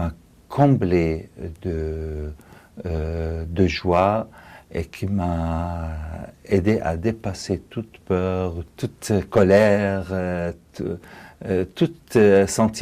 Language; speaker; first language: French; non-native, fluent; Arabic